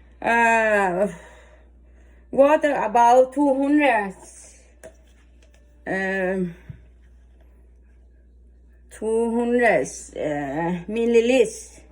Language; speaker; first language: English; non-native, learner; Thai